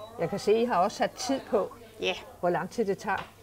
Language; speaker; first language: Danish; native; Danish